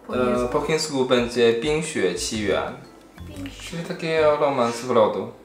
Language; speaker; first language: Polish; non-native, fluent; Chinese